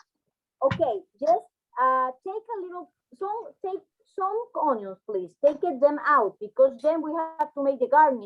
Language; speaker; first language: English; non-native, fluent; Spanish